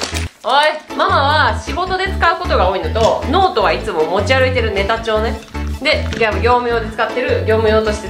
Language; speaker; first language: Japanese; native; Japanese